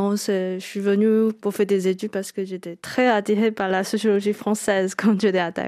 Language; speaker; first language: French; non-native, fluent; Chinese